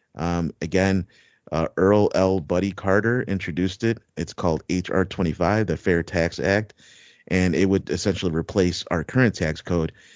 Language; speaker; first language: English; native; English